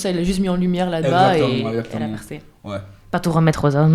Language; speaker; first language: French; native; French